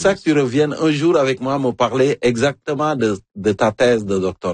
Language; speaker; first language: French; non-native, local second language; Wolof